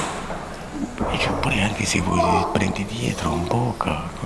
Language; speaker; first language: Italian; non-native, learner; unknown